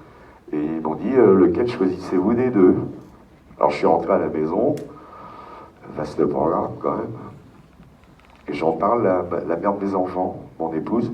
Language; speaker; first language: French; native; French